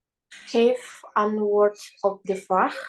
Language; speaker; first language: Dutch; non-native, learner; Indonesian